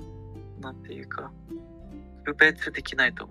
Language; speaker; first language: Japanese; non-native, fluent; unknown